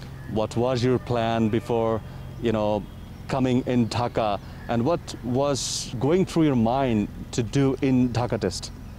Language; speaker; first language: English; non-native, local second language; Bangla